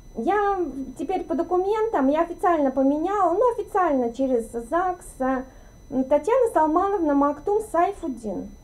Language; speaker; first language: Russian; native; Russian